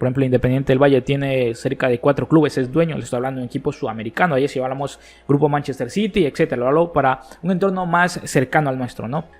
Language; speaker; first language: Spanish; native; Spanish